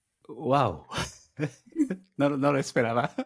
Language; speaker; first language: Spanish; non-native, fluent; Japanese